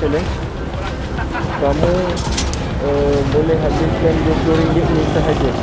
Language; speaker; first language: Malay; native; Malay